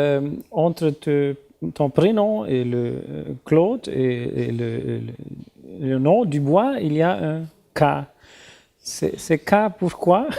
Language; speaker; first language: French; non-native, learner; German